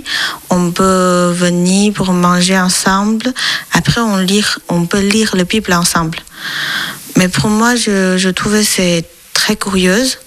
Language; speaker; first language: French; non-native, learner; Chinese